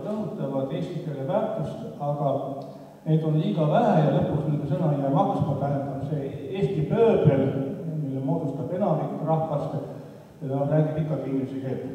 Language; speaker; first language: Estonian; non-native, local second language; Russian